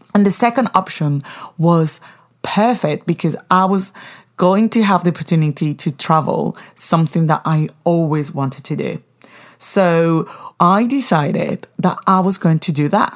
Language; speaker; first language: English; non-native, fluent; Spanish